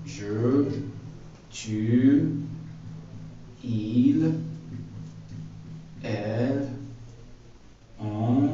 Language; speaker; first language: French; non-native, fluent; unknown